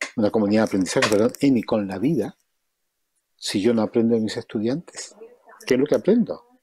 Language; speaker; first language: Spanish; native; Spanish